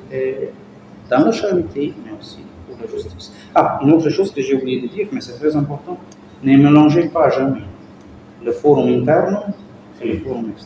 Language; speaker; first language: French; non-native, fluent; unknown